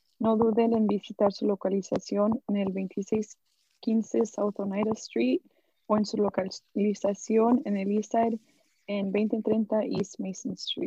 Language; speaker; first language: Spanish; early bilingual, heritage; Spanish